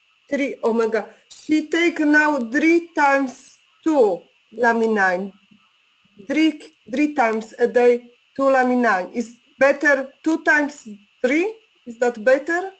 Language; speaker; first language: English; non-native, learner; Polish